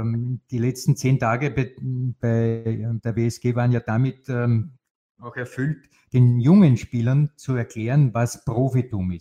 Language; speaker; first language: German; native; German